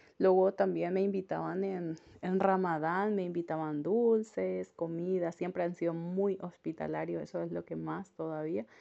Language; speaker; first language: Spanish; native; Spanish